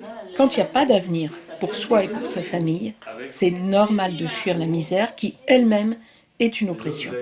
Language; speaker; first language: French; native; French